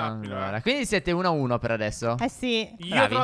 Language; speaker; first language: Italian; native; Italian